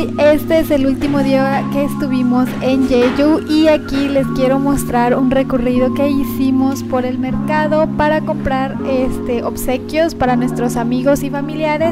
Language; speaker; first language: Spanish; native; Spanish